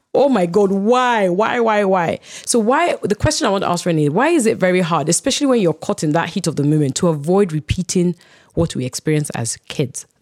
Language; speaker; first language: English; non-native, local second language; Yoruba